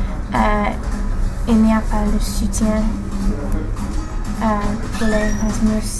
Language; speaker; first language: French; non-native, learner; English